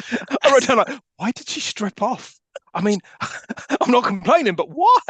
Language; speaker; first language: English; native; English